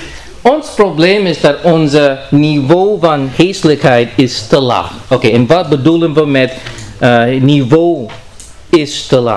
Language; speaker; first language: Dutch; non-native, learner; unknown